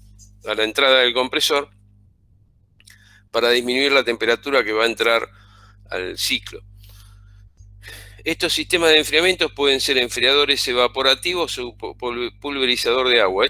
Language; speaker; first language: Spanish; native; Spanish